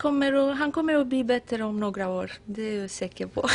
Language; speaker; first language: Swedish; non-native, fluent; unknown